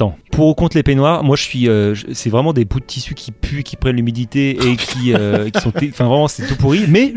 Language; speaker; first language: French; native; French